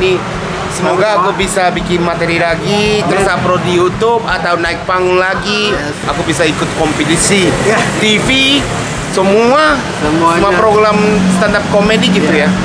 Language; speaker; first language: Indonesian; non-native, fluent; Japanese